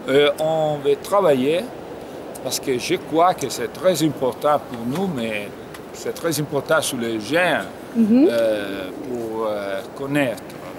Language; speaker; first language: French; non-native, learner; Italian